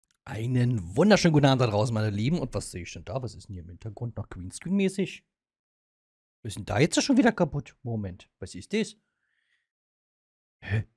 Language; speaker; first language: German; native; German